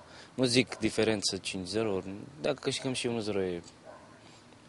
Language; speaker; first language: Romanian; non-native, learner; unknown